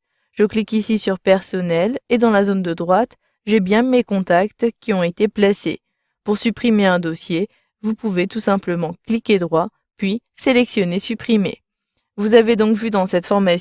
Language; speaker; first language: French; native; French